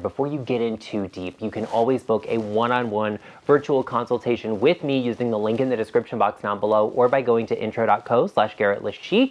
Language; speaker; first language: English; native; English